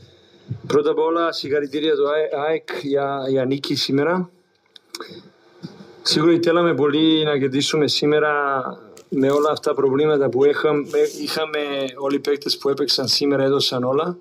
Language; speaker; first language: Greek; non-native, learner; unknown